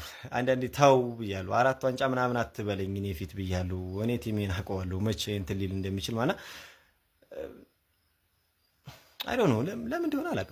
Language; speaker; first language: Amharic; native; Amharic